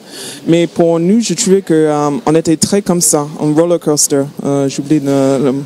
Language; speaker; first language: French; non-native, fluent; English